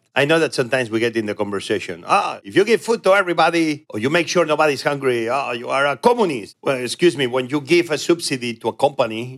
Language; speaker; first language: English; non-native, fluent; Spanish